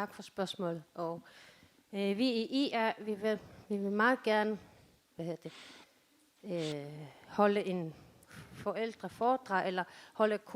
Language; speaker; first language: Danish; non-native, local second language; Kalaallisut